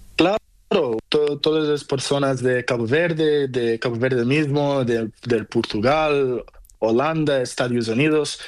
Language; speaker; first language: Spanish; non-native, learner; Portuguese